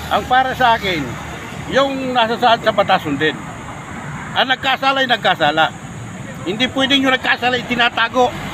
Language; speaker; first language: Filipino; native; Filipino